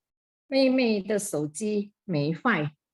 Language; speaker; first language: Chinese; non-native, learner; Indonesian